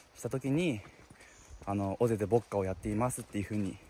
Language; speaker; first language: Japanese; native; Japanese